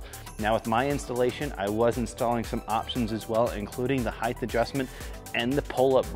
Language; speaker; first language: English; native; English